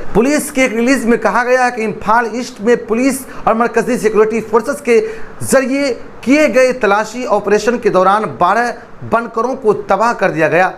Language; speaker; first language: Urdu; native; Urdu